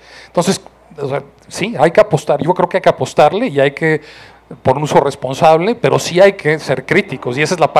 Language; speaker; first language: Spanish; native; Spanish